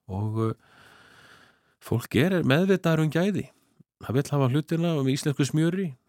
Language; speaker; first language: Icelandic; native; Icelandic